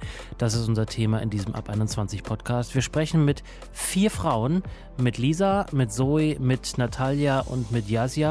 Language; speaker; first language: German; native; German